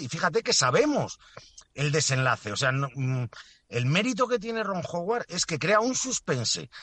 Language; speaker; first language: Spanish; native; Spanish